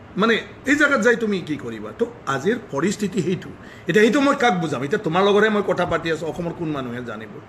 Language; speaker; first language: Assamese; non-native, local second language; Bodo